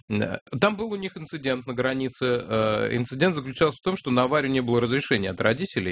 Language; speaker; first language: Russian; native; Russian